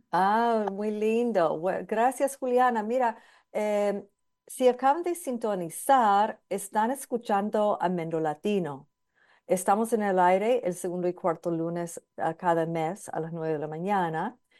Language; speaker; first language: Spanish; non-native, fluent; English